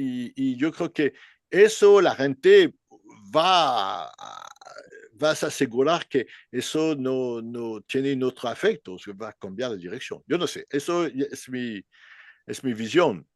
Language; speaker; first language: Spanish; non-native, learner; French